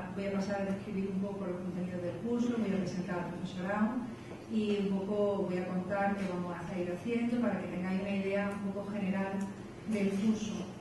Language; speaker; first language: Spanish; native; Spanish